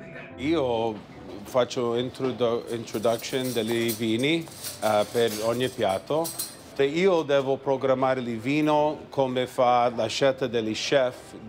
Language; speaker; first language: Italian; early bilingual, heritage; Italian